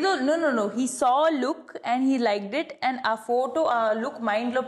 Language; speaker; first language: Telugu; non-native, fluent; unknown